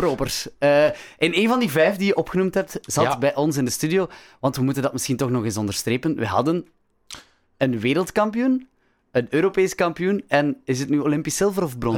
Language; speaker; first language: Dutch; native; Dutch